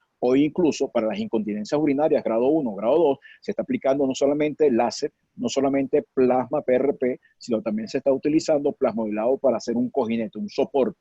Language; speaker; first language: Spanish; native; Spanish